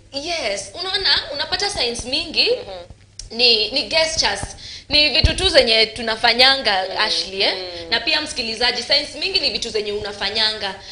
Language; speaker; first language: Swahili; native; Swahili